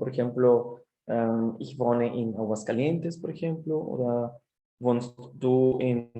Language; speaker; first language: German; non-native, fluent; Spanish